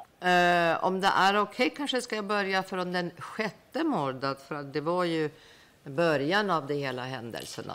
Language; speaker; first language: Swedish; non-native, fluent; Persian